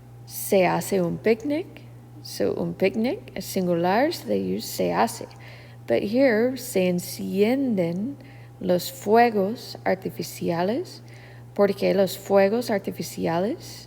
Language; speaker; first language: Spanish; non-native, fluent; English